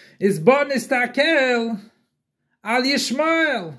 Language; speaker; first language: Hebrew; non-native, fluent; English